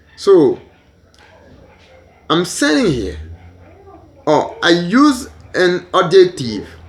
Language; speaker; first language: English; non-native, learner; Haitian Creole